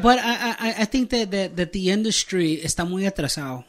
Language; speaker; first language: English; early bilingual, other home language; Spanish